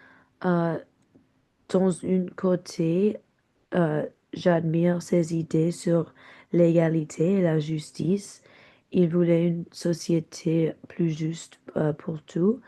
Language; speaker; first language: French; non-native, learner; English